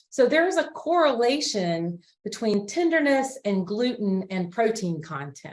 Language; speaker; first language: English; native; English